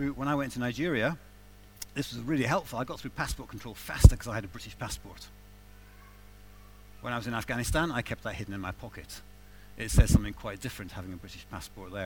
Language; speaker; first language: English; native; English